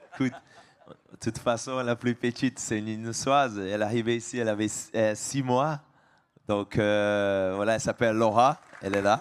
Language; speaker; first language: French; non-native, fluent; Portuguese